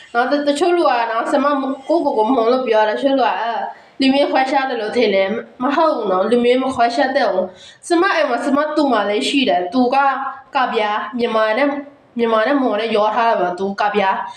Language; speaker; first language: Burmese; non-native, local second language; Mon